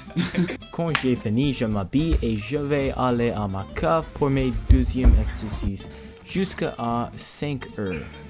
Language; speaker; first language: French; non-native, learner; English